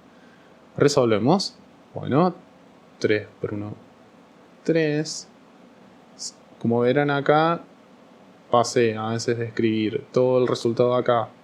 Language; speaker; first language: Spanish; native; Spanish